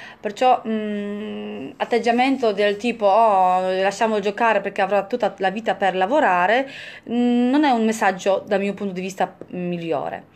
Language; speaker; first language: Italian; non-native, fluent; Polish